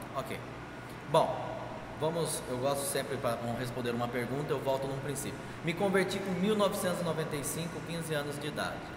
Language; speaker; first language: Portuguese; native; Portuguese